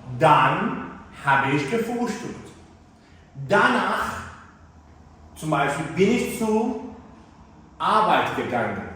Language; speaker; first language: German; non-native, fluent; Turkish